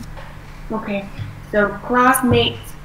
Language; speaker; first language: English; non-native, fluent; Vietnamese